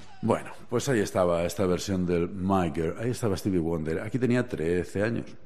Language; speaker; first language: Spanish; native; Spanish